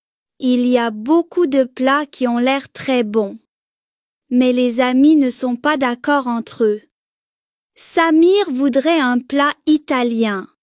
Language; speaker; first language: French; non-native, local second language; Arabic